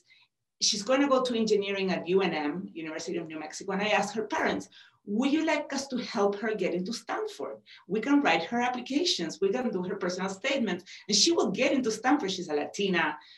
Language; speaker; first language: English; non-native, fluent; Spanish